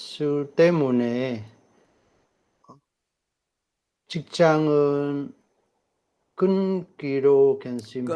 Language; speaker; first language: Korean; non-native, learner; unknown